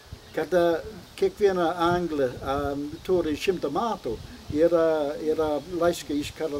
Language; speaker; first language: Lithuanian; non-native, learner; English